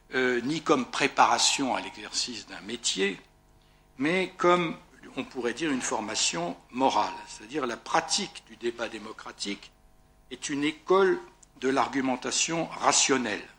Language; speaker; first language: French; native; French